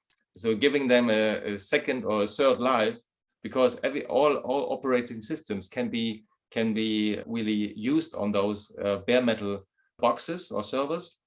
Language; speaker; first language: English; non-native, fluent; German